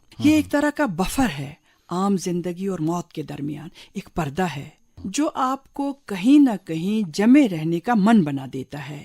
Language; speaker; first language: Urdu; non-native, local second language; Kashmiri